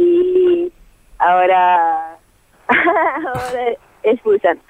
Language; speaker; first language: Spanish; non-native, fluent; French